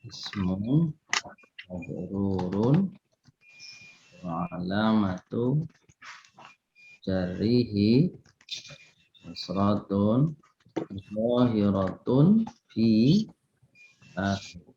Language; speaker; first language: Arabic; non-native, fluent; Indonesian